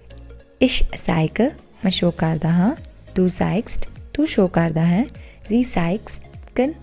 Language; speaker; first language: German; non-native, fluent; Punjabi